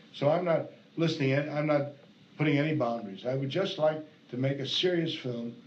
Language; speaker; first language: English; native; English